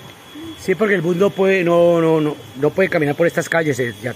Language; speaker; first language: Spanish; native; Spanish